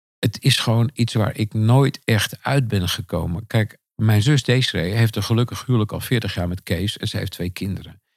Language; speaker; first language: Dutch; native; Dutch